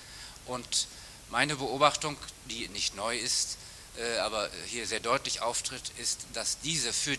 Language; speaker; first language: German; native; German